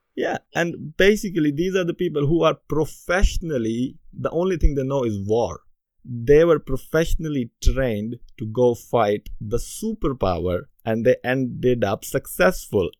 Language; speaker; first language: English; non-native, local second language; Urdu